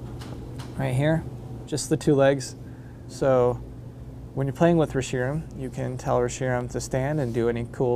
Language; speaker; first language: English; native; English